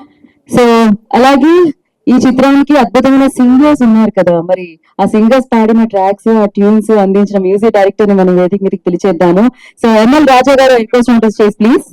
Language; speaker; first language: Telugu; native; Telugu